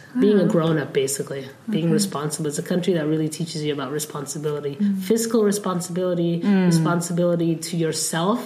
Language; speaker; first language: English; non-native, fluent; Somali